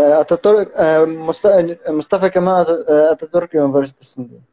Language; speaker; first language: Turkish; non-native, learner; Arabic